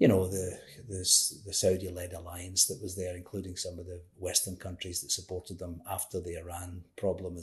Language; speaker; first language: English; native; English